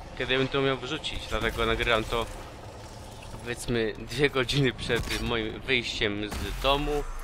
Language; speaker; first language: Polish; early bilingual, heritage; Polish